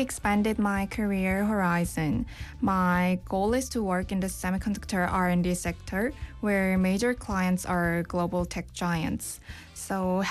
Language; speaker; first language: English; non-native, fluent; Korean